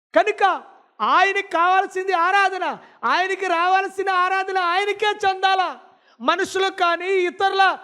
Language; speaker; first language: Telugu; non-native, local second language; Lambadi